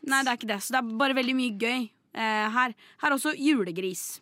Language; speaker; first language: Norwegian; native; Norwegian